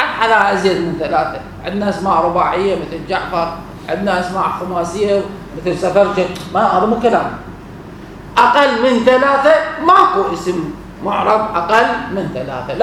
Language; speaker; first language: Arabic; native; Arabic